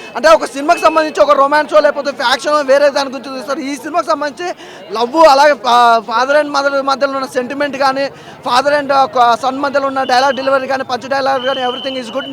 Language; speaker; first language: Telugu; native; Telugu